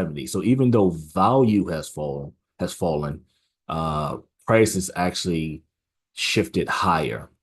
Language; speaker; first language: English; native; English